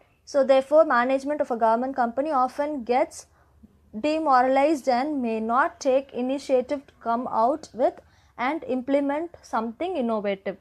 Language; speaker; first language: English; non-native, local second language; Tamil